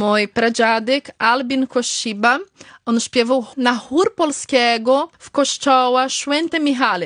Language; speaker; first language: Polish; early bilingual, heritage; Polish